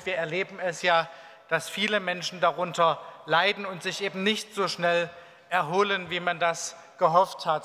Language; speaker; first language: German; native; German